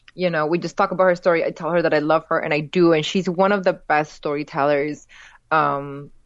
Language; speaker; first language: English; early bilingual, other home language; Spanish